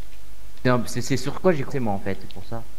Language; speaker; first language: French; native; French